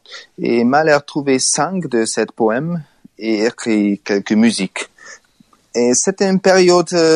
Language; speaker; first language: French; non-native, learner; Hungarian